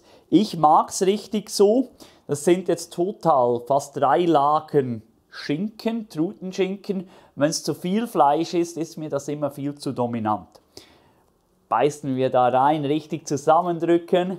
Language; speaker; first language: German; native; German